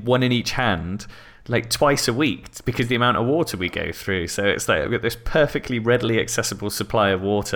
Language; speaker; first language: English; native; English